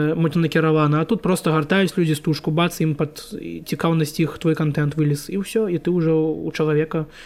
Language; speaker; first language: Belarusian; non-native, local second language; Russian